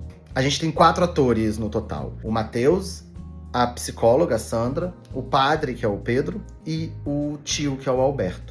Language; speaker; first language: Portuguese; native; Portuguese